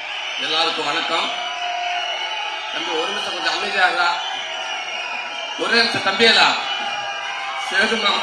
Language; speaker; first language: Tamil; native; Tamil